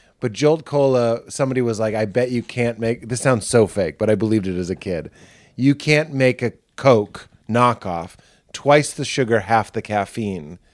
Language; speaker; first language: English; native; English